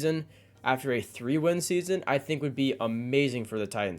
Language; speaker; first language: English; native; English